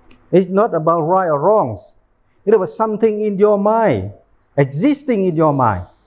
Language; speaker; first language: English; non-native, fluent; Vietnamese